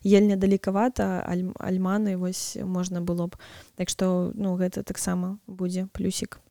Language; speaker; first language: Belarusian; non-native, local second language; Russian